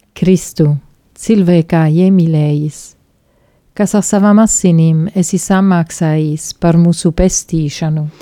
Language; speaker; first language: Latvian; non-native, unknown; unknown